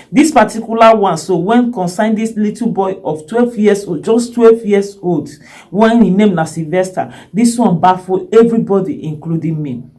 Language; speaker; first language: Nigerian Pidgin; native; Nigerian Pidgin